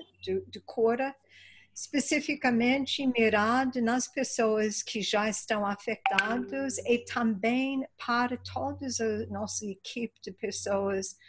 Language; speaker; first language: Portuguese; non-native, fluent; Spanish